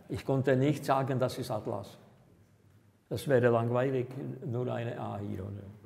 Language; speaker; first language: German; non-native, fluent; Czech